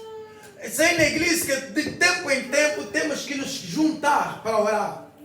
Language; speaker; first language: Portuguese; non-native, fluent; Lingala